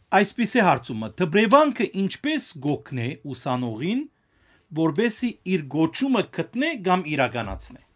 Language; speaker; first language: Armenian; native; Armenian